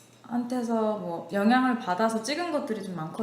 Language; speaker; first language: Korean; native; Korean